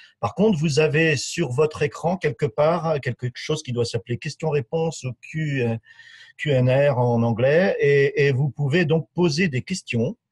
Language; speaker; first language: French; native; French